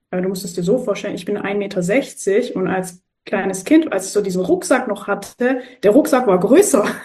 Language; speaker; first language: German; early bilingual, other home language; Turkish